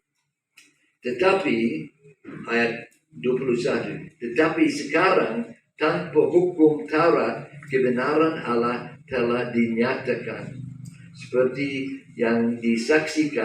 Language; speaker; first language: Indonesian; non-native, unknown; English